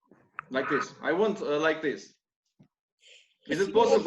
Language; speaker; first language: English; non-native, learner; Russian